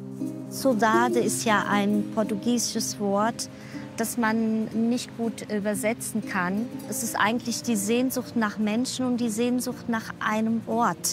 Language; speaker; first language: German; early bilingual, other home language; Portuguese